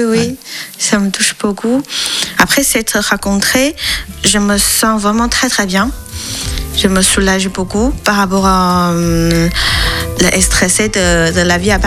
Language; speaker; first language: French; non-native, learner; Chinese